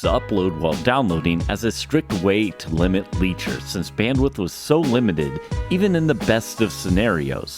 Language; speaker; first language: English; native; English